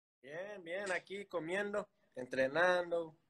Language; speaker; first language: Spanish; early bilingual, heritage; English